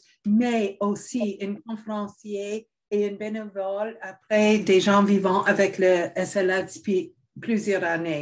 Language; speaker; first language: French; non-native, fluent; English